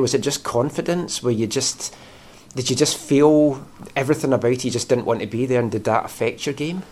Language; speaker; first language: English; native; English